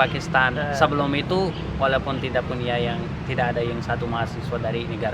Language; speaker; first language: Indonesian; non-native, learner; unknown